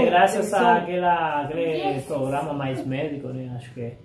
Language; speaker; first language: Portuguese; non-native, fluent; Spanish